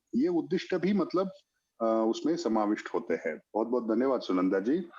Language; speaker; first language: Hindi; non-native, local second language; Marathi